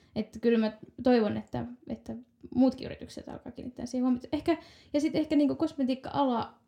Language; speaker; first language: Finnish; native; Finnish